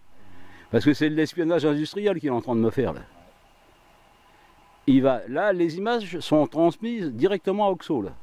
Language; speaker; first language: French; native; French